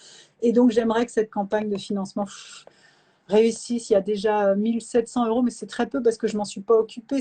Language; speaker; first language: French; native; French